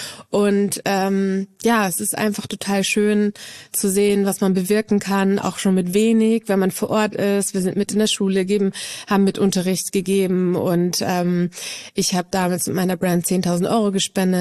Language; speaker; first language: German; native; German